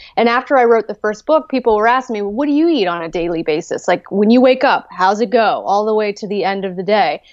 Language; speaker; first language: English; native; English